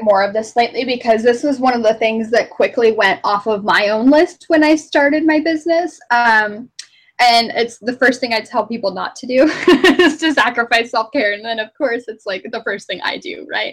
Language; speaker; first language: English; native; English